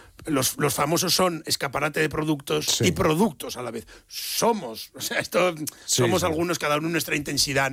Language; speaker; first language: Spanish; native; Spanish